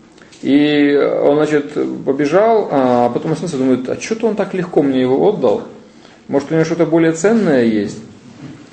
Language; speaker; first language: Russian; native; Russian